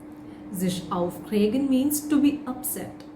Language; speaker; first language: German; non-native, fluent; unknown